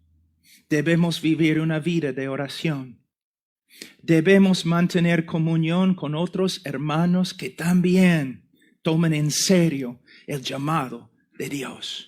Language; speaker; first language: Spanish; non-native, fluent; English